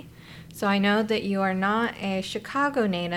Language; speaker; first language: English; native; English